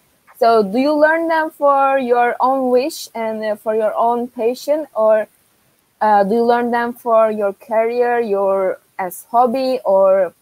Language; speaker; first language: English; non-native, fluent; Turkish